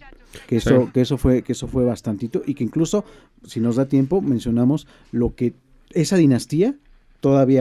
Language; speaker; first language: Spanish; native; Spanish